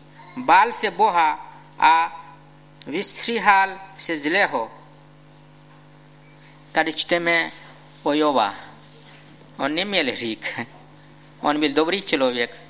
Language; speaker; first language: Czech; non-native, fluent; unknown